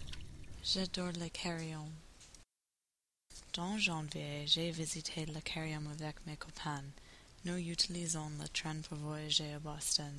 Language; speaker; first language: French; non-native, learner; English